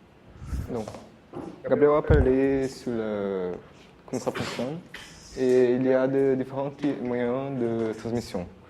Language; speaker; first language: French; non-native, learner; Portuguese